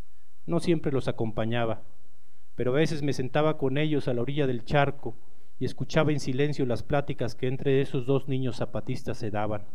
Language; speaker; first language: Spanish; native; Spanish